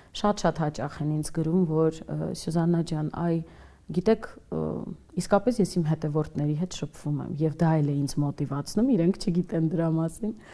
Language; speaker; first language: Armenian; native; Armenian